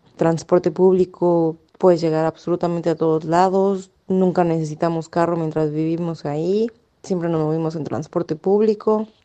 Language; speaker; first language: Spanish; native; Spanish